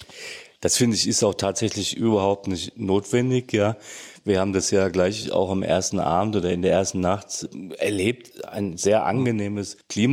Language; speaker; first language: German; native; German